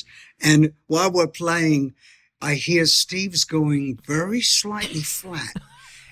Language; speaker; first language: English; native; English